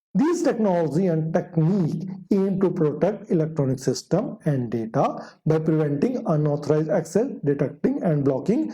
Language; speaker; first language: English; non-native, local second language; Punjabi